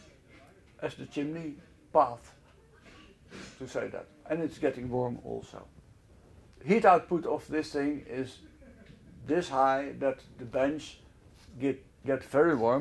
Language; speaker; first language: English; non-native, fluent; Dutch